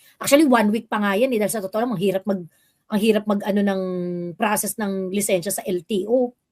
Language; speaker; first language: Filipino; native; Filipino